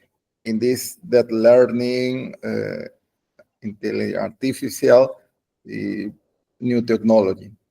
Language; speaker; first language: English; non-native, learner; Spanish